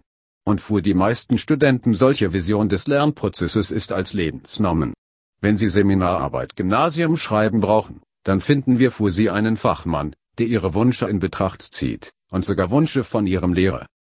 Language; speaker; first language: German; non-native, learner; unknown